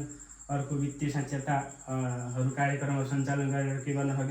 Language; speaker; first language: Nepali; native; Nepali